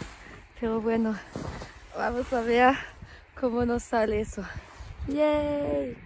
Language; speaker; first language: Spanish; non-native, fluent; German